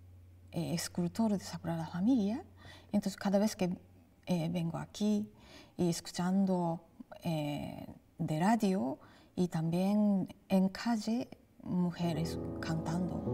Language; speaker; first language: Spanish; non-native, learner; Japanese